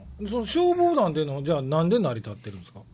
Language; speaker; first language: Japanese; native; Japanese